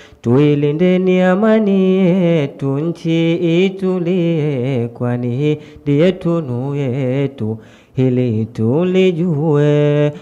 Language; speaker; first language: Swahili; native; Swahili